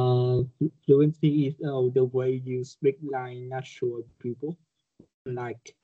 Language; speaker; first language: English; non-native, learner; Vietnamese